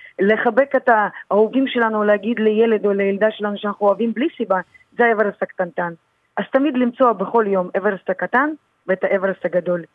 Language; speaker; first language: Hebrew; early bilingual, other home language; Russian